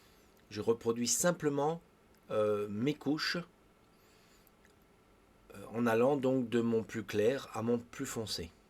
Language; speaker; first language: French; native; French